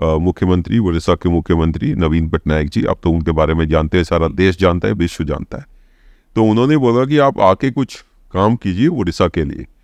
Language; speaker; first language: Hindi; non-native, local second language; Odia